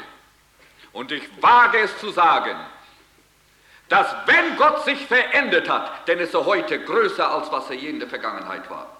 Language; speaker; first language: German; early bilingual, heritage; German